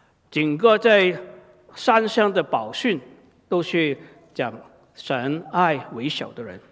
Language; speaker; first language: Chinese; native; Chinese